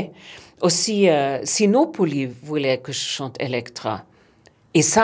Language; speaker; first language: French; non-native, fluent; German